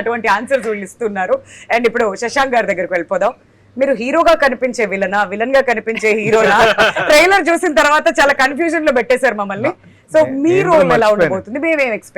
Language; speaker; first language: Telugu; native; Telugu